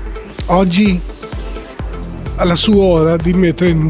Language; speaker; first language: Italian; non-native, learner; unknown